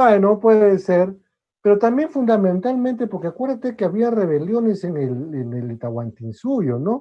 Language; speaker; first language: Spanish; native; Spanish